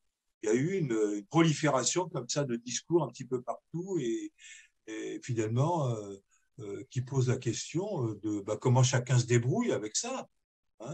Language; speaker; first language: French; native; French